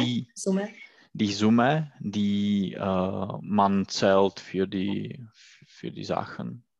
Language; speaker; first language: German; non-native, learner; Czech